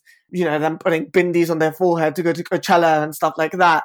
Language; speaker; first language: English; native; English